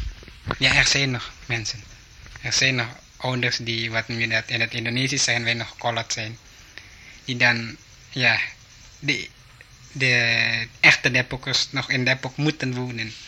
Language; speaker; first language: Dutch; early bilingual, heritage; Dutch